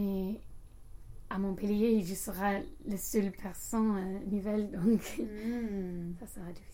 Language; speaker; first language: French; non-native, learner; English